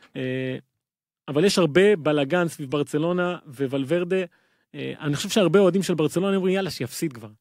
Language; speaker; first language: Hebrew; native; Hebrew